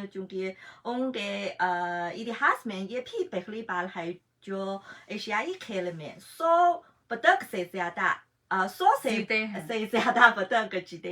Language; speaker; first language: Hindi; non-native, fluent; Chinese